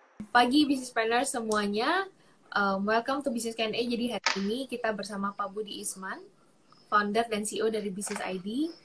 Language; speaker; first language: Indonesian; native; Indonesian